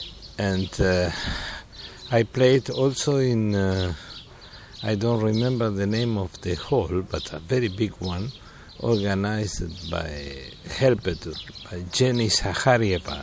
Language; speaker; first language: English; non-native, fluent; Spanish